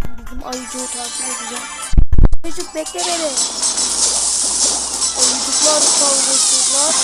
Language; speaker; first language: Turkish; native; Turkish